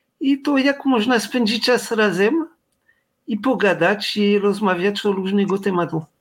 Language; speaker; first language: Polish; non-native, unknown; French